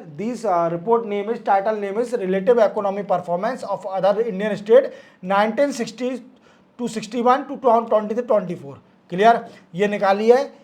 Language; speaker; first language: Hindi; native; Hindi